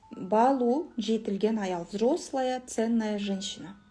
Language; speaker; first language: Russian; non-native, local second language; Kyrgyz